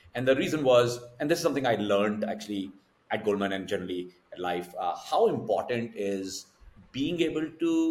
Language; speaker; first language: English; non-native, local second language; Hindi